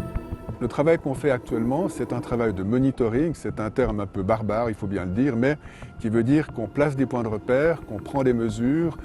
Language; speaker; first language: French; native; French